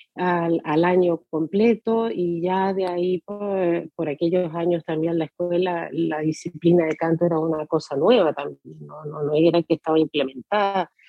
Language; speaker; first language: Spanish; native; Spanish